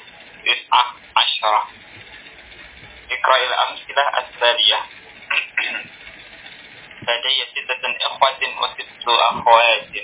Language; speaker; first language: Arabic; non-native, learner; Indonesian